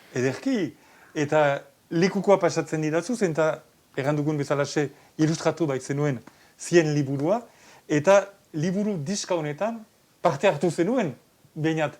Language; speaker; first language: Basque; native; Basque